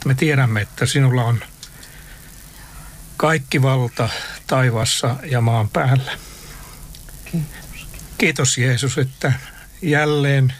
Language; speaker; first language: Finnish; native; Finnish